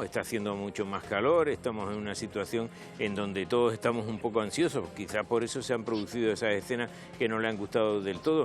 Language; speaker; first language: Spanish; native; Spanish